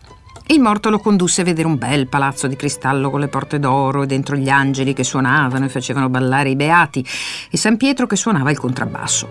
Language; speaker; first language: Italian; native; Italian